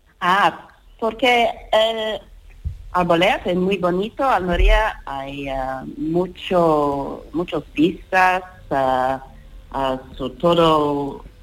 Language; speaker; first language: Spanish; non-native, learner; English